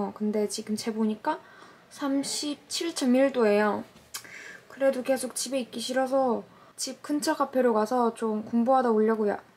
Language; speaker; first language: Korean; non-native, fluent; Russian